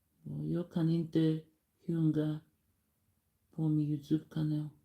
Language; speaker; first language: Swedish; non-native, learner; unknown